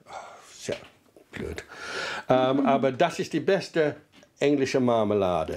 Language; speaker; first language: German; non-native, learner; English